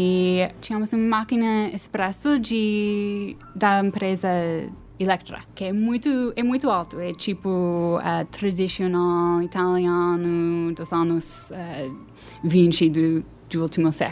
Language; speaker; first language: Portuguese; non-native, fluent; English